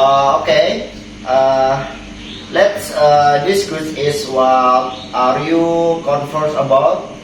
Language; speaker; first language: English; non-native, learner; Indonesian